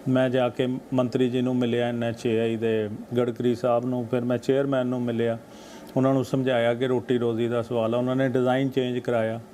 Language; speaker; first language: Punjabi; native; Punjabi